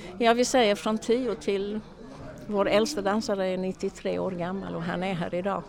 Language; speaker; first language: Swedish; native; Swedish